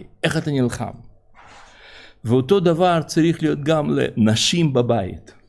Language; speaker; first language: Hebrew; non-native, fluent; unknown